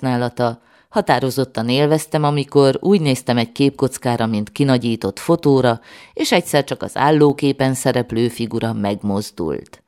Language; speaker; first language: Hungarian; native; Hungarian